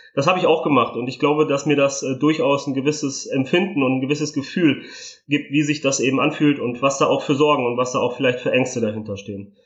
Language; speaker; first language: German; early bilingual, other home language; Italian